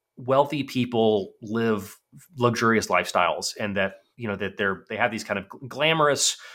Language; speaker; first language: English; native; English